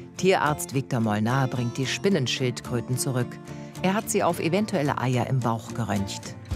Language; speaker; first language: German; native; German